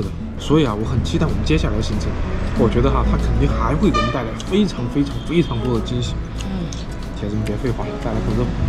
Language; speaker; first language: Chinese; native; Chinese